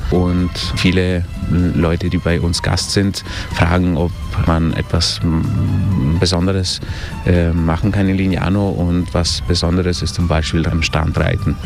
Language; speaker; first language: German; early bilingual, heritage; German